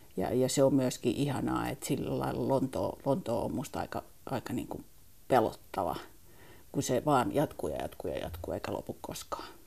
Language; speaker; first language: Finnish; native; Finnish